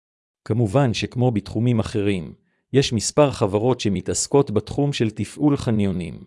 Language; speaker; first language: Hebrew; native; Hebrew